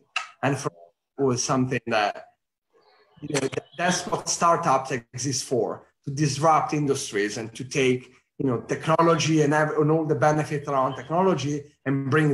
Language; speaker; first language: English; non-native, fluent; Italian